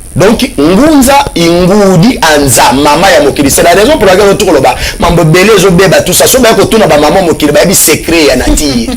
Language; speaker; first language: Lingala; non-native, local second language; Kongo